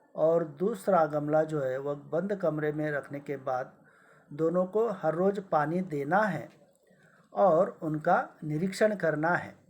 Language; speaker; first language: Hindi; non-native, local second language; Marathi